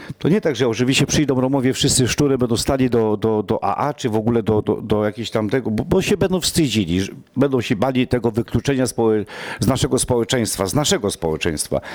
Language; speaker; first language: Polish; non-native, local second language; Romany